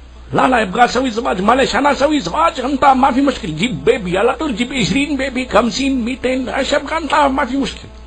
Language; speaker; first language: Arabic; non-native, learner; Urdu